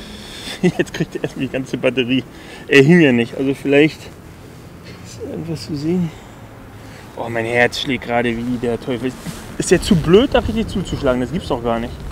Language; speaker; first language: German; native; German